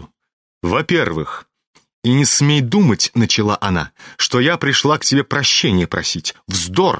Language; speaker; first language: Russian; native; Russian